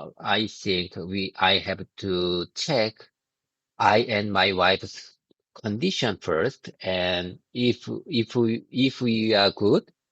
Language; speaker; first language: English; non-native, learner; Korean